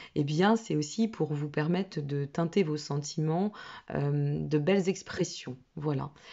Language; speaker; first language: French; native; French